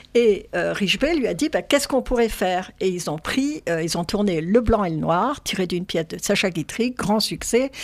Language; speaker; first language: French; native; French